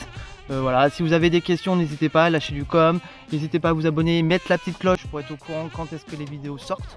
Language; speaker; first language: French; native; French